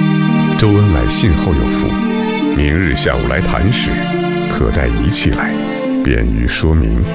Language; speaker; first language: Chinese; native; Chinese